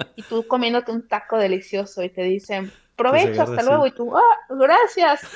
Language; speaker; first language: Spanish; native; Spanish